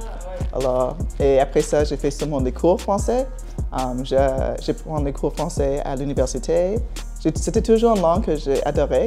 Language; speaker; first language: French; non-native, fluent; English